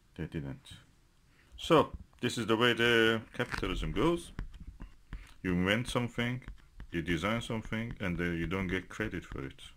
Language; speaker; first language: English; non-native, fluent; Persian